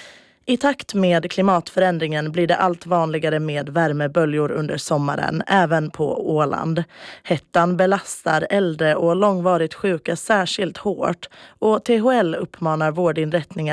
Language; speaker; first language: Swedish; native; Swedish